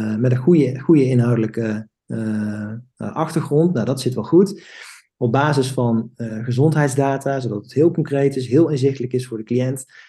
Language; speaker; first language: Dutch; native; Dutch